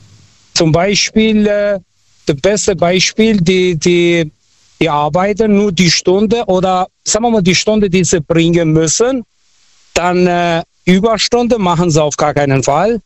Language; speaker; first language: German; non-native, local second language; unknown